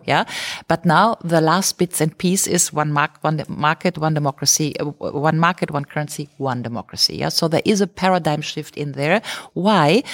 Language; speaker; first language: English; non-native, fluent; German